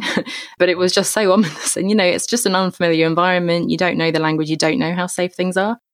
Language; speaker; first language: English; native; English